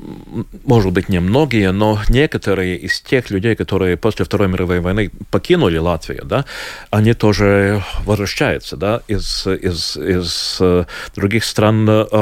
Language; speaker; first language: Russian; non-native, local second language; Latvian